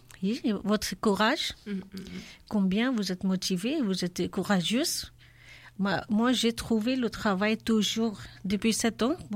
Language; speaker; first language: French; non-native, learner; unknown